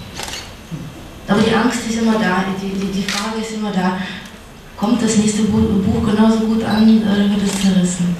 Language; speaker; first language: German; non-native, fluent; Russian